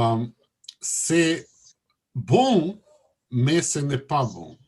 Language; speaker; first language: French; non-native, learner; Russian